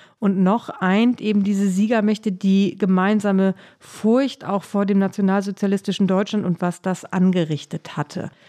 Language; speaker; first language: German; native; German